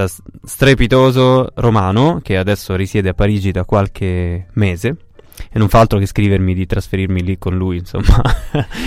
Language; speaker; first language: Italian; native; Italian